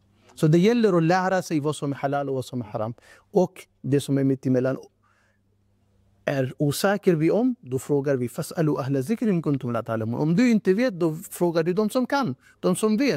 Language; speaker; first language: Swedish; non-native, fluent; Urdu